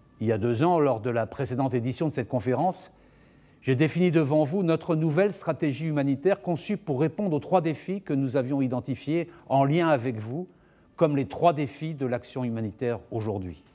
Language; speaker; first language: French; native; French